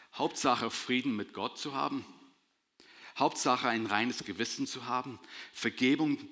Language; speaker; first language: German; non-native, fluent; English